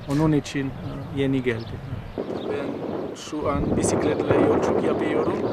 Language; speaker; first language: Turkish; non-native, learner; French